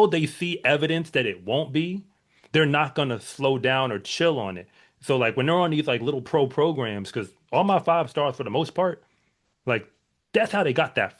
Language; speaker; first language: English; native; English